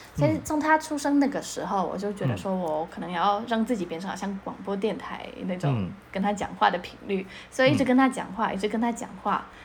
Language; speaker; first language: Chinese; non-native, fluent; Polish